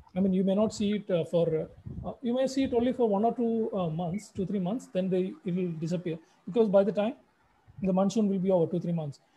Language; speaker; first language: English; non-native, local second language; Malayalam